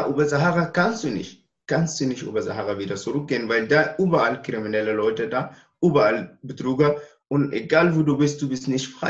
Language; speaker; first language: German; non-native, learner; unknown